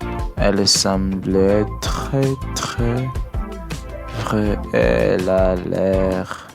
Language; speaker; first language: French; non-native, learner; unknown